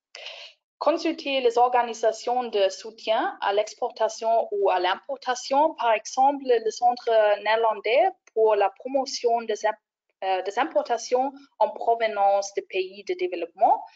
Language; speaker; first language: French; non-native, fluent; German